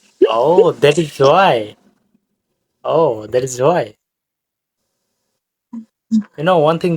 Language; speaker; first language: English; non-native, fluent; Bangla